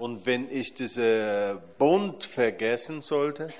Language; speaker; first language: German; non-native, fluent; Portuguese